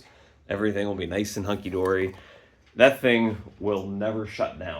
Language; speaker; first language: English; native; English